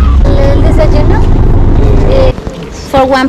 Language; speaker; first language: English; non-native, fluent; Spanish